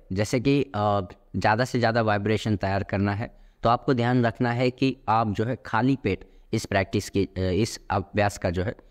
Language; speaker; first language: Hindi; non-native, local second language; Marathi